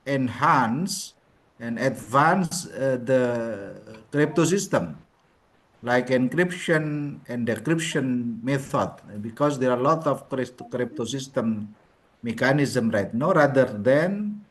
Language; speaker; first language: English; non-native, learner; Indonesian